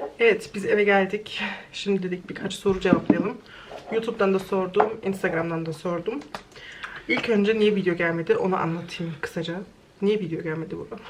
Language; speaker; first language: Turkish; early bilingual, heritage; Turkish